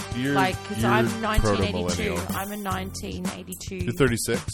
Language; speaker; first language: English; native; English